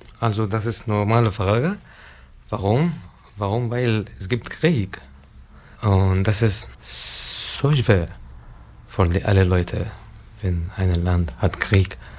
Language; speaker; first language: German; non-native, learner; Arabic